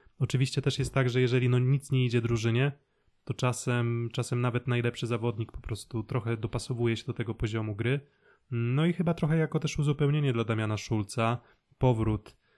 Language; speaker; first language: Polish; native; Polish